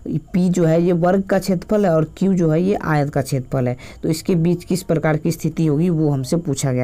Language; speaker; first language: Hindi; native; Hindi